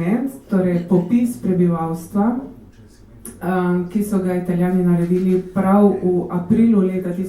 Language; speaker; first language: Slovenian; native; Slovenian